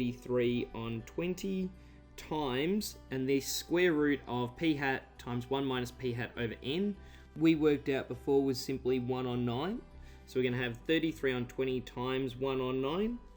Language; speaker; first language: English; native; English